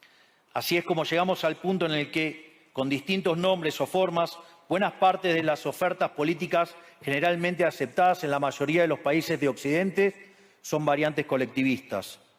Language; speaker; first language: Spanish; native; Spanish